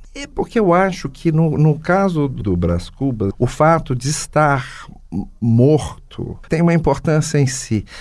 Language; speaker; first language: Portuguese; native; Portuguese